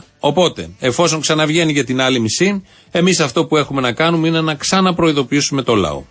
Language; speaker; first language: Greek; native; Greek